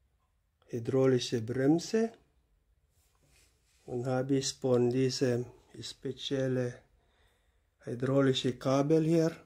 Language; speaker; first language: German; non-native, learner; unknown